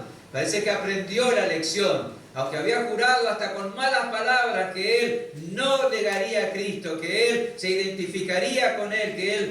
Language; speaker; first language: Spanish; native; Spanish